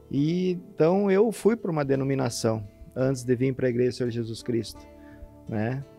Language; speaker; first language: Portuguese; native; Portuguese